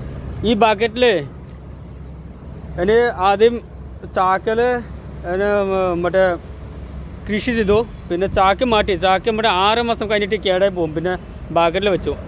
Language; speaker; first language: Malayalam; non-native, local second language; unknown